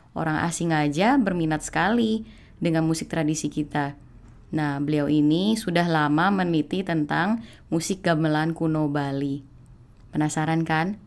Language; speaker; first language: Indonesian; native; Indonesian